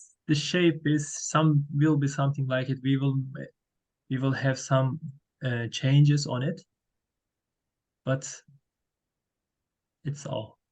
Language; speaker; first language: English; non-native, learner; Turkish